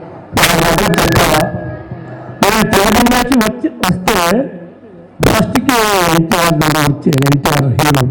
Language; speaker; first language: Telugu; non-native, learner; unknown